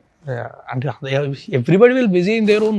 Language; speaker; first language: Telugu; native; Telugu